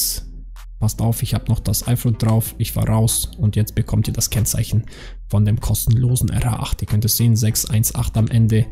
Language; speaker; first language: German; native; German